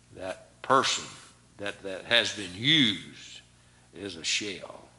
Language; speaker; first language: English; native; English